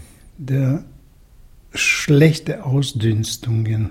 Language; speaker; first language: German; early bilingual, other home language; Russian